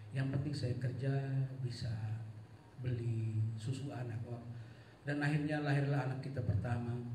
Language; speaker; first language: Indonesian; non-native, local second language; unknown